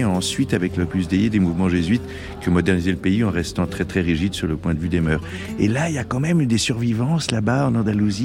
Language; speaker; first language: French; native; French